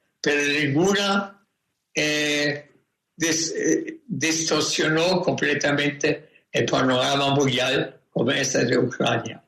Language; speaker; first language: Spanish; non-native, fluent; German